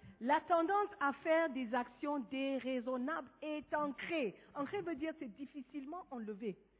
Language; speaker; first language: French; non-native, fluent; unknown